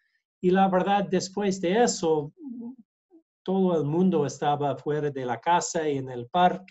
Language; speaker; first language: Spanish; non-native, learner; English